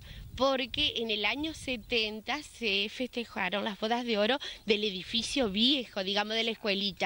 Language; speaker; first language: Spanish; native; Spanish